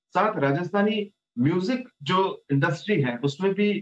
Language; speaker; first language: Hindi; native; Hindi